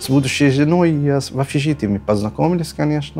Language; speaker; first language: Russian; non-native, fluent; Arabic